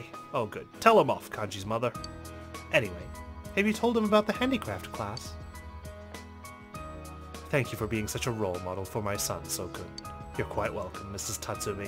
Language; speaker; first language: English; native; English